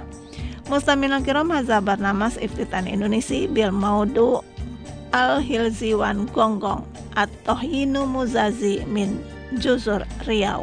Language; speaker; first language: Arabic; non-native, fluent; Indonesian